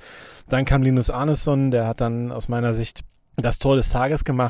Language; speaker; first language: German; native; German